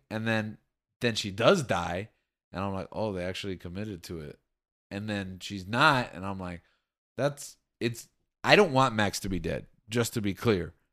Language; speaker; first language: English; native; English